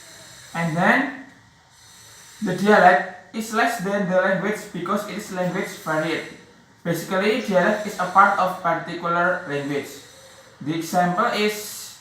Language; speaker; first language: English; non-native, learner; Javanese